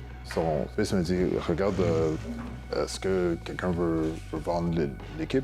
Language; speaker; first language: French; non-native, local second language; English